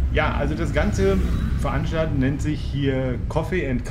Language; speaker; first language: German; native; German